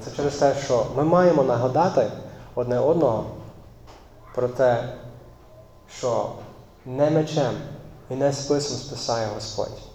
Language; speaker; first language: Ukrainian; non-native, fluent; English